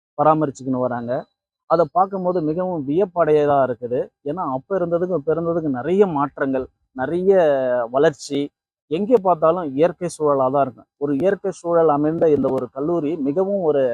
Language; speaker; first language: Tamil; native; Tamil